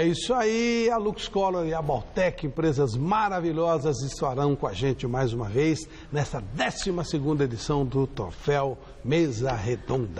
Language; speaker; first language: Portuguese; native; Portuguese